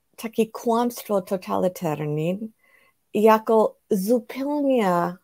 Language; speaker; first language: Polish; non-native, fluent; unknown